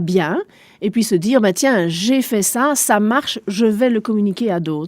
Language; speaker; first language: French; non-native, local second language; German